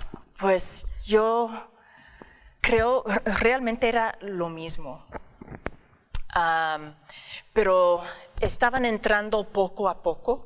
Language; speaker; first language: Spanish; early bilingual, heritage; English